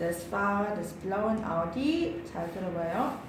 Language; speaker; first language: German; non-native, learner; Korean